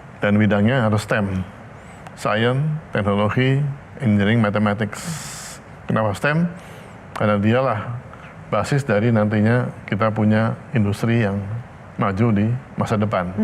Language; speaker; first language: Indonesian; native; Indonesian